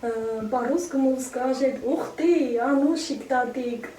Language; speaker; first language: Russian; non-native, learner; Armenian